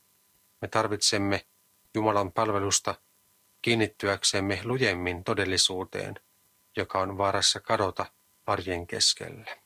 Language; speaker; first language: Finnish; native; Finnish